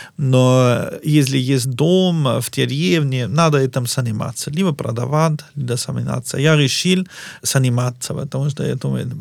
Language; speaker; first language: Russian; non-native, learner; German